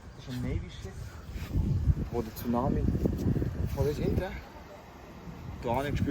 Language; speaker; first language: German; early bilingual, other home language; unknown